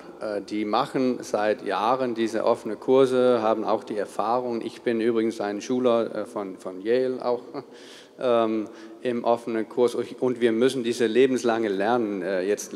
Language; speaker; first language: German; non-native, fluent; Danish